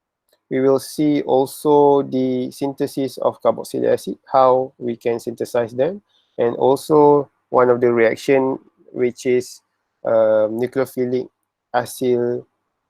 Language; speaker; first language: English; non-native, local second language; Malay